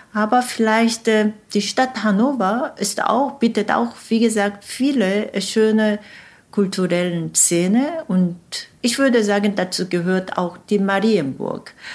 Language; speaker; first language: German; non-native, fluent; Korean